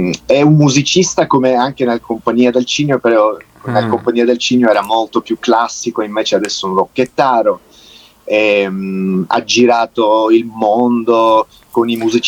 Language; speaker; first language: Italian; non-native, fluent; Turkish